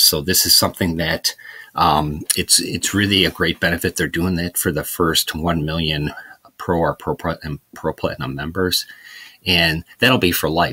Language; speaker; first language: English; native; English